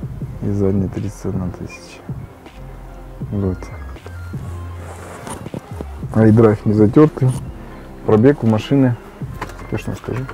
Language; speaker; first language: Russian; native; Russian